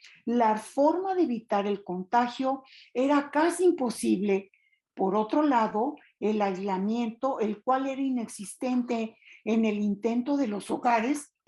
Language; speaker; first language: Spanish; native; Spanish